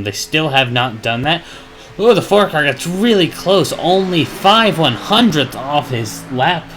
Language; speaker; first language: English; native; English